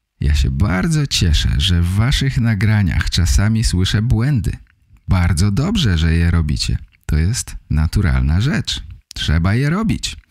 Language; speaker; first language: Polish; native; Polish